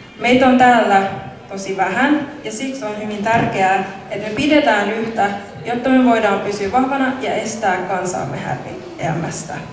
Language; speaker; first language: Finnish; early bilingual, other home language; Mon